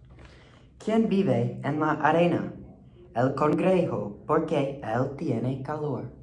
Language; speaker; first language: Spanish; non-native, learner; English